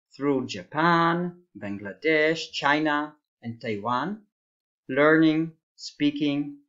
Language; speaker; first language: English; non-native, fluent; Hebrew